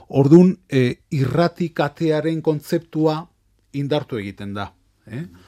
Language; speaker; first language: Basque; non-native, local second language; Spanish